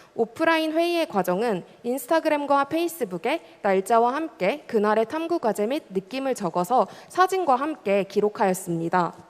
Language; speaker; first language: Korean; native; Korean